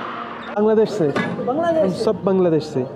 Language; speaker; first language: Hindi; non-native, learner; Bangla